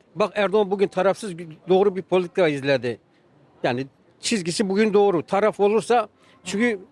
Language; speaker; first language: Turkish; native; Turkish